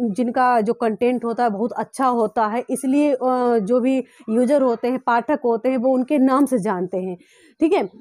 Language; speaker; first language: Hindi; native; Hindi